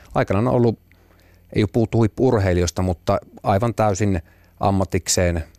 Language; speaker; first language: Finnish; native; Finnish